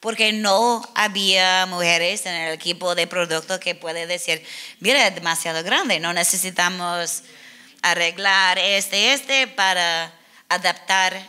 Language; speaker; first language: Spanish; non-native, learner; English